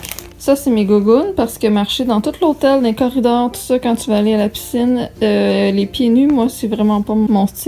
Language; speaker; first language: French; native; French